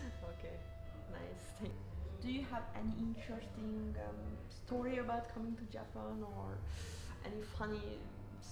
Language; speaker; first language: English; non-native, fluent; Japanese